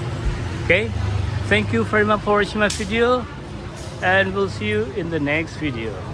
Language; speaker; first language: English; non-native, local second language; Indonesian